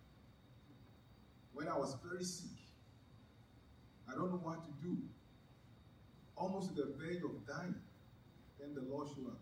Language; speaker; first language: English; non-native, local second language; Ewe